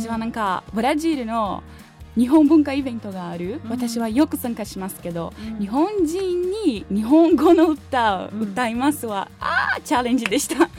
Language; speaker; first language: Japanese; non-native, learner; Portuguese